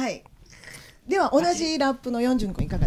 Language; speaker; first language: Japanese; native; Japanese